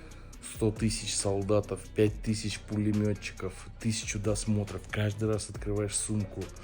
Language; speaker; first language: Russian; native; Russian